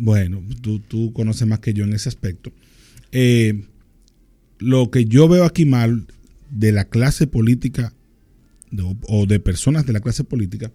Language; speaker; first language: Spanish; native; Spanish